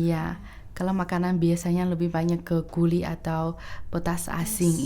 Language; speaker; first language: Indonesian; non-native, fluent; Chinese